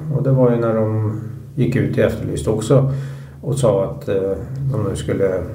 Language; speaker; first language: Swedish; native; Swedish